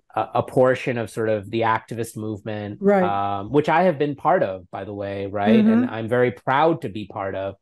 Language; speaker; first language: English; native; English